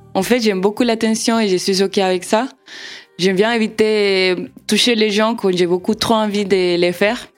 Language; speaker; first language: French; non-native, fluent; Spanish